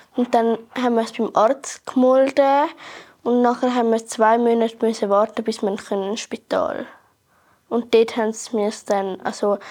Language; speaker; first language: German; native; German